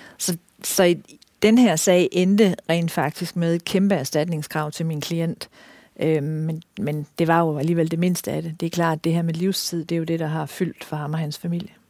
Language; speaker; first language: Danish; native; Danish